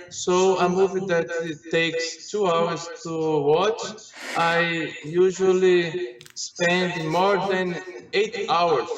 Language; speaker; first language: English; non-native, learner; Portuguese